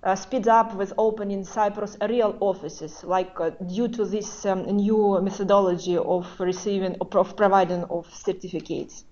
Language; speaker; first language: English; non-native, fluent; Russian